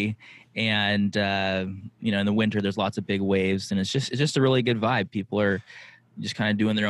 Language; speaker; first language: English; native; English